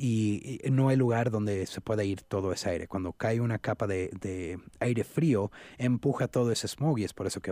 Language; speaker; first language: Spanish; native; Spanish